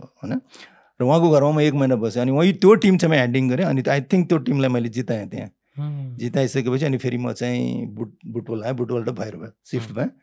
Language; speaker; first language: Nepali; early bilingual, heritage; Nepali